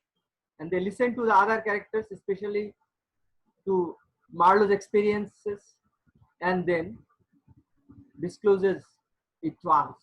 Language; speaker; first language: English; non-native, local second language; Bangla